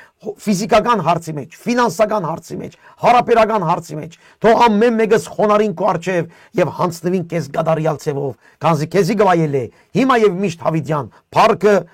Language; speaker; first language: Armenian; early bilingual, heritage; Armenian